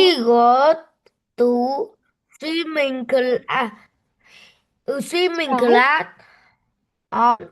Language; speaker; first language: English; non-native, learner; Vietnamese